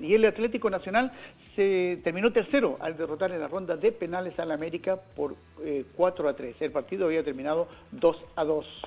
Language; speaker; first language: Spanish; native; Spanish